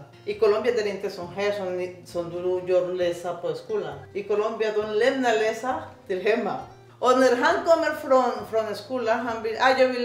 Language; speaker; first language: Swedish; non-native, learner; Spanish